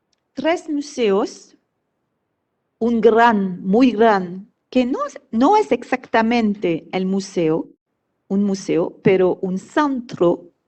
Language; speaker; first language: Spanish; non-native, fluent; French